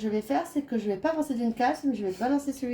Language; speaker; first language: French; native; French